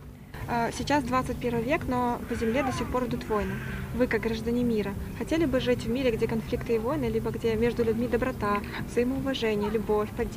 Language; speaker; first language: Russian; native; Russian